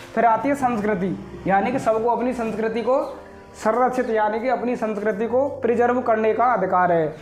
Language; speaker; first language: Hindi; native; Hindi